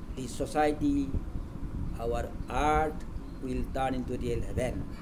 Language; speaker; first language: English; non-native, local second language; Assamese